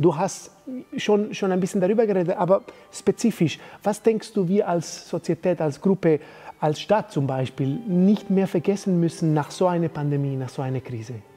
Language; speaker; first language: German; non-native, fluent; Spanish